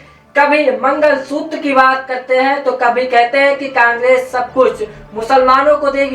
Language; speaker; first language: Hindi; native; Hindi